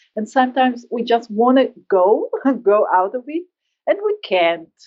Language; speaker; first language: English; non-native, learner; Hebrew